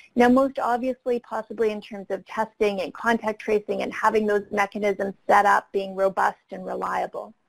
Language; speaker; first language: English; native; English